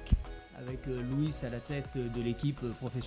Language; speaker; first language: French; native; French